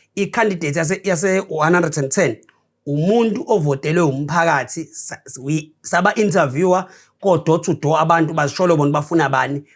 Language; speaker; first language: Zulu; native; Zulu